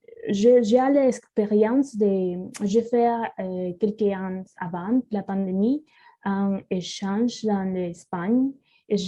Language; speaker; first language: French; non-native, learner; Spanish